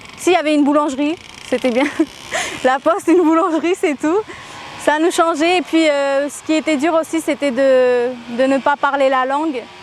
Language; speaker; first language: French; early bilingual, other home language; Armenian